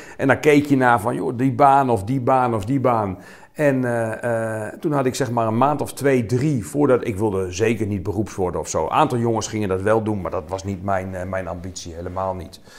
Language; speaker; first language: Dutch; native; Dutch